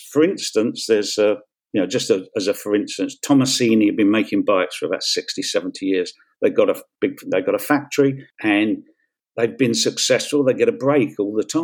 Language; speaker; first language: English; native; English